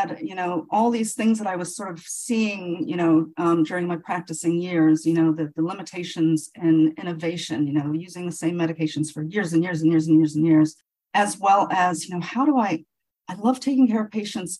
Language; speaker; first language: English; native; English